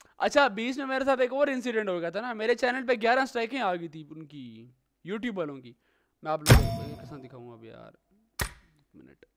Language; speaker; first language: Urdu; native; Urdu